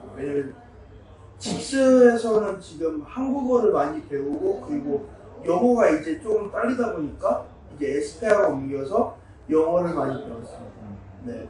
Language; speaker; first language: Korean; early bilingual, heritage; Korean